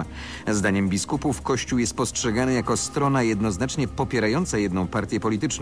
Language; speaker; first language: Polish; native; Polish